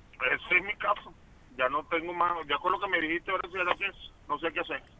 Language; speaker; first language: Spanish; native; Spanish